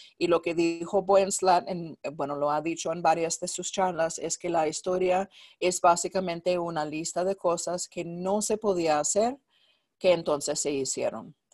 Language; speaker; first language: Spanish; non-native, fluent; English